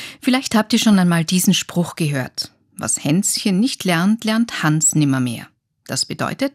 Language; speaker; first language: German; native; German